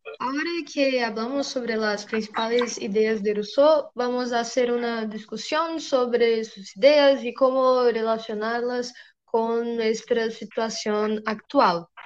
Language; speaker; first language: Spanish; non-native, learner; Portuguese